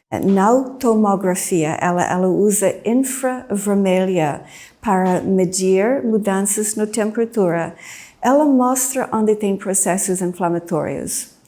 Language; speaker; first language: Portuguese; non-native, fluent; English